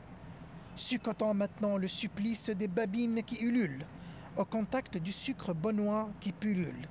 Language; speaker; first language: French; non-native, local second language; Arabic